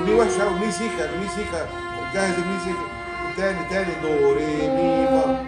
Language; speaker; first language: Arabic; native; Arabic